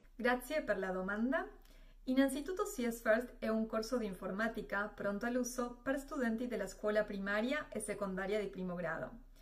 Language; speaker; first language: Italian; non-native, fluent; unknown